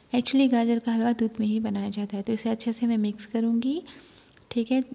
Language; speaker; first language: Hindi; non-native, local second language; Urdu